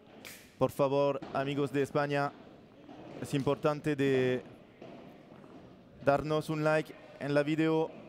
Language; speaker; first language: Spanish; non-native, learner; French